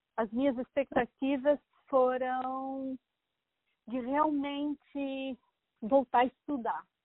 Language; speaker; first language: Portuguese; native; Portuguese